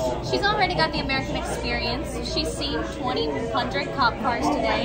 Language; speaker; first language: English; native; English